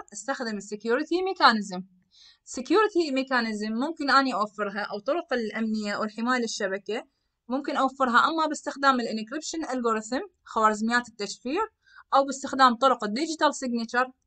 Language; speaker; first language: Arabic; native; Arabic